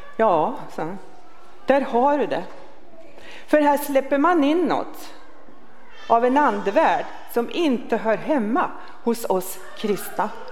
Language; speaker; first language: Swedish; native; Swedish